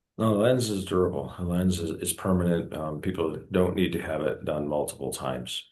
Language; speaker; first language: English; native; English